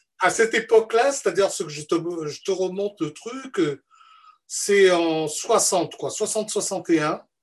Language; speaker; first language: French; non-native, local second language; Malagasy